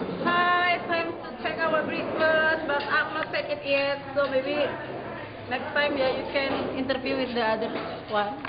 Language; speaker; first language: English; non-native, learner; Indonesian